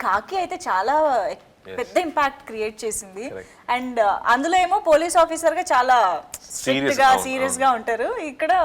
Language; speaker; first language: Telugu; native; Telugu